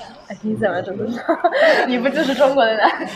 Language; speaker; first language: Chinese; non-native, fluent; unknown